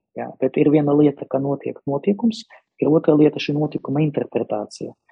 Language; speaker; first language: Latvian; non-native, local second language; Russian